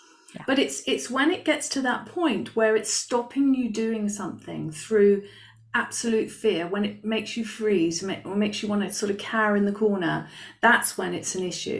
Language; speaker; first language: English; native; English